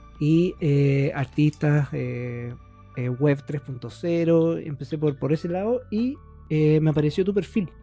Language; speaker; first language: Spanish; native; Spanish